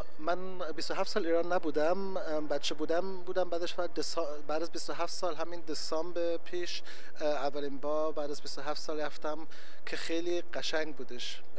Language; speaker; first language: Persian; early bilingual, heritage; Persian